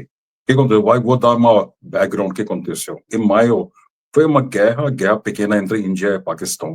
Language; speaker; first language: Portuguese; non-native, fluent; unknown